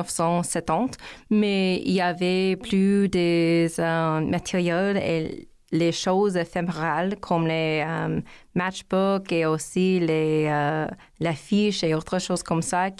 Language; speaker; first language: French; non-native, learner; English